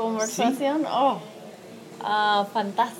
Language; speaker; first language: Spanish; non-native, learner; English